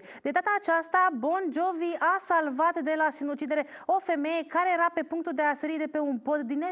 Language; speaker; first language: Romanian; native; Romanian